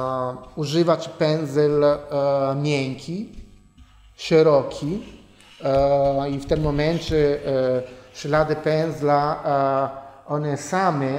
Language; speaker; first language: Polish; non-native, fluent; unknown